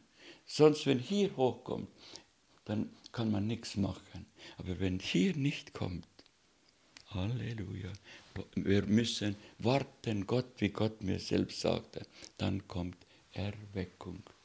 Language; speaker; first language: German; non-native, learner; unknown